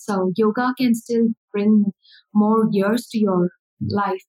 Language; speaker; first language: English; non-native, local second language; Tamil